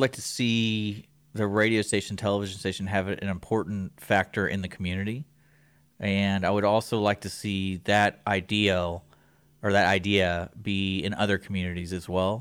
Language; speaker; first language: English; native; English